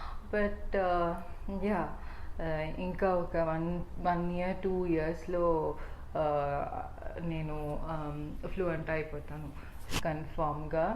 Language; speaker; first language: Telugu; non-native, learner; Tamil